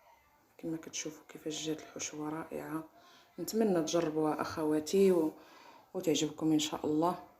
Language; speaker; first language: Arabic; native; Arabic